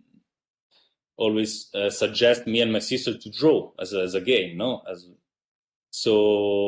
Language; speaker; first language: English; non-native, fluent; Italian